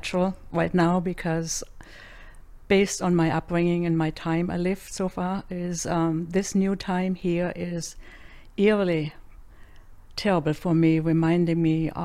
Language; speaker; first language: English; non-native, fluent; German